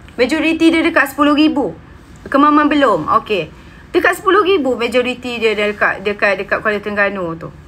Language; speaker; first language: Malay; native; Malay